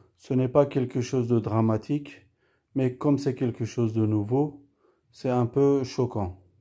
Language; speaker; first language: French; early bilingual, other home language; Turkish